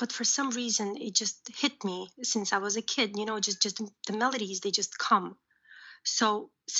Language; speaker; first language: English; early bilingual, other home language; Uzbek